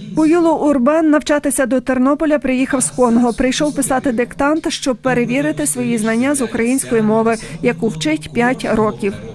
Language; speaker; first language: Ukrainian; native; Ukrainian